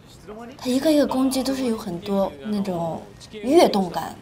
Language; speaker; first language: Chinese; native; Chinese